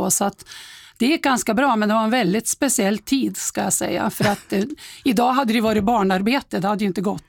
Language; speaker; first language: Swedish; native; Swedish